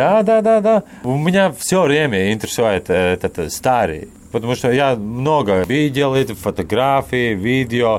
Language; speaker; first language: Russian; non-native, local second language; Latvian